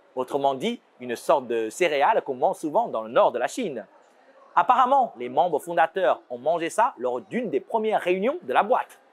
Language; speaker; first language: French; non-native, fluent; Chinese